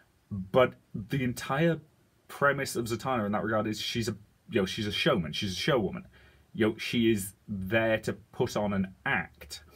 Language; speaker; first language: English; native; English